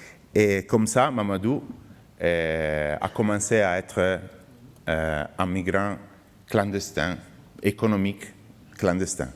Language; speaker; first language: French; non-native, fluent; Italian